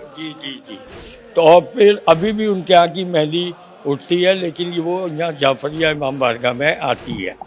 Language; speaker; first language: Urdu; native; Urdu